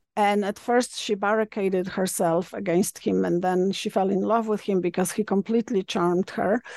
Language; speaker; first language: English; non-native, fluent; Polish